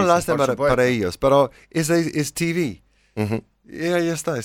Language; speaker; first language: Spanish; non-native, learner; English